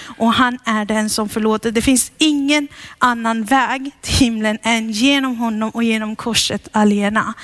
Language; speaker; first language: Swedish; early bilingual, heritage; Swedish